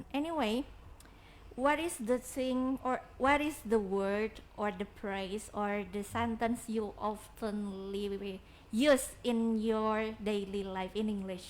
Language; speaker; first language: English; non-native, fluent; Indonesian